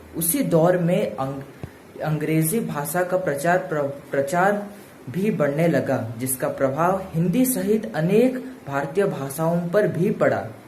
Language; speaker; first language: Hindi; non-native, local second language; Odia